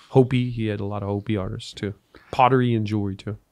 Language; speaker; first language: English; native; English